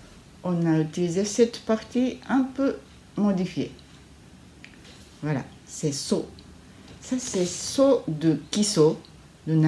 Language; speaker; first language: French; non-native, learner; Japanese